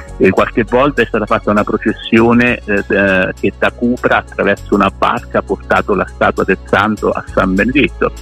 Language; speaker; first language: Italian; native; Italian